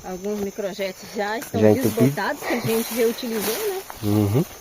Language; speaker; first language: Portuguese; native; Portuguese